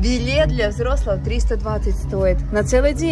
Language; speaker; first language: Russian; native; Russian